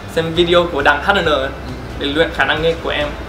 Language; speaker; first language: Vietnamese; non-native, learner; English